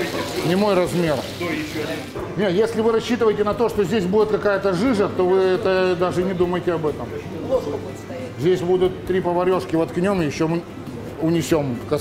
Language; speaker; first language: Russian; native; Russian